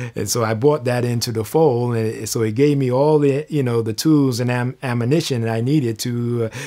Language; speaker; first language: English; native; English